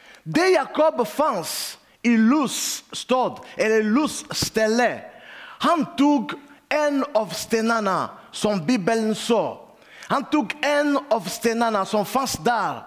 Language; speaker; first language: Swedish; non-native, learner; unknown